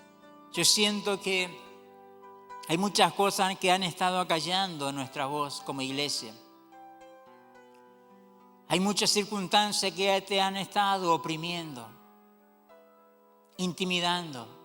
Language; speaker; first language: Spanish; native; Spanish